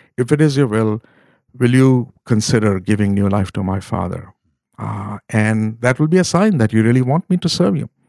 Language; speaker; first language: English; non-native, local second language; Urdu